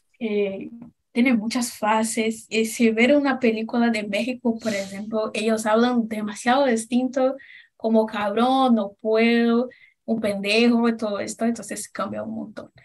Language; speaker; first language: Spanish; non-native, learner; Portuguese